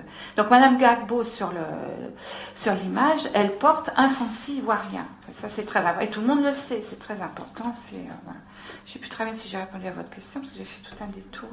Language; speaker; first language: French; native; French